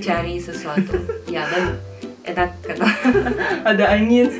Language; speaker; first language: Indonesian; non-native, fluent; Russian